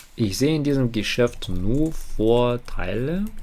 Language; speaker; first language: German; non-native, learner; Ukrainian